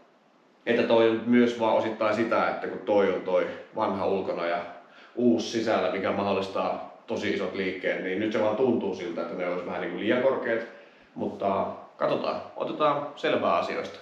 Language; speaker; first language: Finnish; native; Finnish